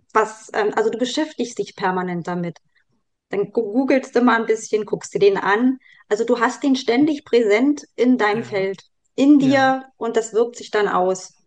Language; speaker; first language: German; native; German